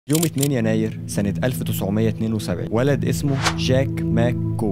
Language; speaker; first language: Arabic; native; Arabic